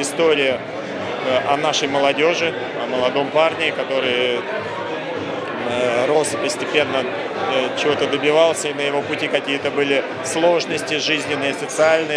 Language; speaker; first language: Russian; native; Russian